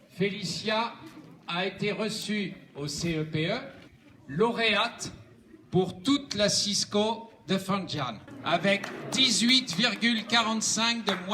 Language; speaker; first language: French; native; French